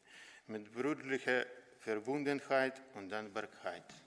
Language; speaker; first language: German; non-native, learner; Ukrainian